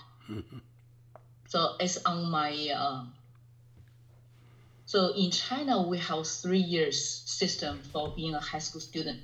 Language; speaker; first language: English; non-native, fluent; Chinese